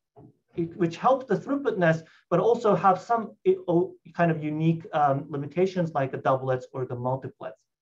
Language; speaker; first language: English; non-native, fluent; Japanese